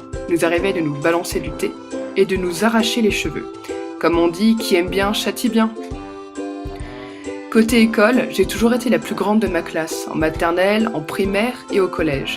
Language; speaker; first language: French; native; French